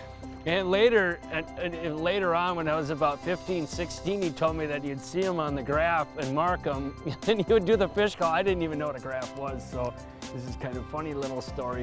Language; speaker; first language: English; native; English